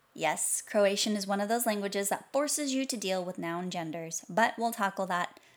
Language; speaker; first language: English; native; English